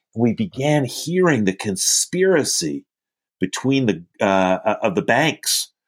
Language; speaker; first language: English; native; English